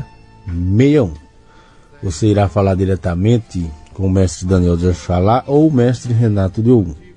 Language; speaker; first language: Portuguese; native; Portuguese